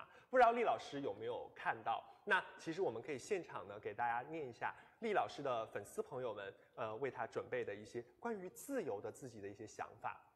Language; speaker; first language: Chinese; native; Chinese